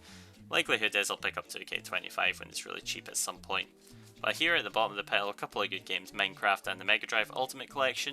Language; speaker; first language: English; native; English